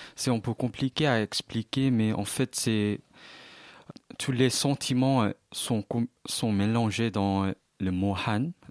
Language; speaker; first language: French; non-native, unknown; Korean